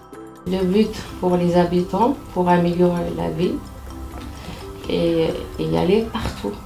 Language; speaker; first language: French; non-native, fluent; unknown